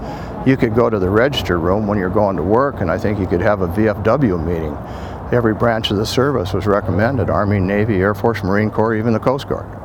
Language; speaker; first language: English; native; English